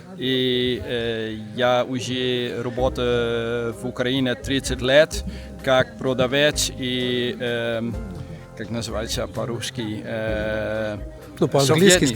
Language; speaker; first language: Russian; non-native, learner; Dutch